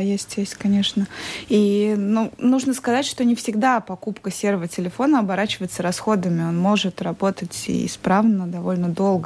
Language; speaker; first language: Russian; native; Russian